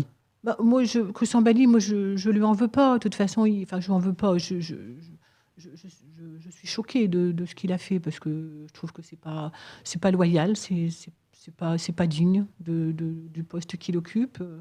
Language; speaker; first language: French; native; French